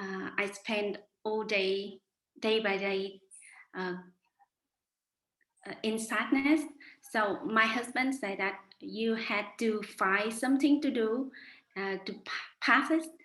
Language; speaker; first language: English; non-native, learner; Vietnamese